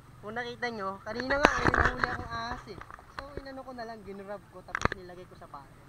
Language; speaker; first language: Filipino; non-native, local second language; Surigaonon